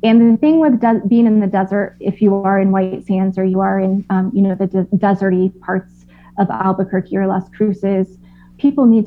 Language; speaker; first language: English; native; English